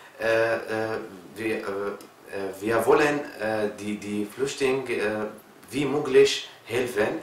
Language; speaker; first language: German; non-native, learner; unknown